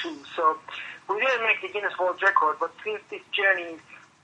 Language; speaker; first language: English; non-native, fluent; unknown